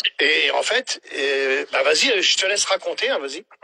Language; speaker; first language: French; native; French